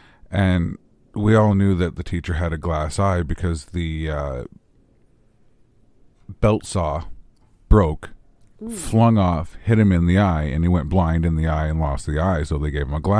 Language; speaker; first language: English; native; English